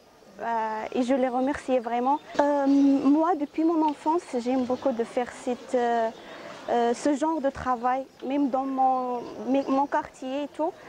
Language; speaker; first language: French; non-native, local second language; Arabic